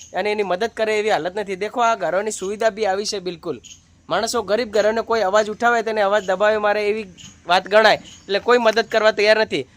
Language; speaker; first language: Gujarati; non-native, local second language; Bhili